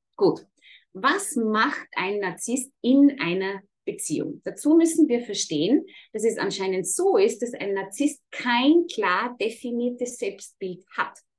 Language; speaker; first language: German; native; German